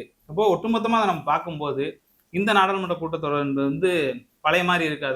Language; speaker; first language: Tamil; native; Tamil